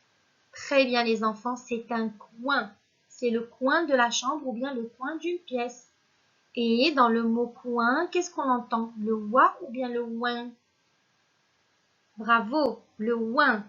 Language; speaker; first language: French; non-native, local second language; Arabic